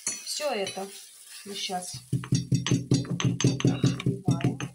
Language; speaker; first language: Russian; non-native, fluent; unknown